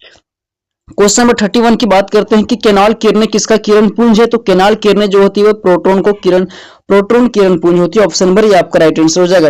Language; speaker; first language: Hindi; native; Hindi